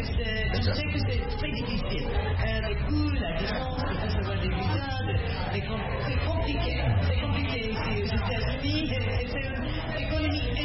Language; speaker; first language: French; non-native, fluent; English